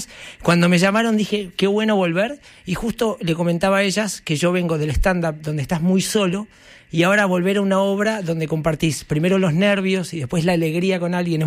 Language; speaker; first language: Spanish; native; Spanish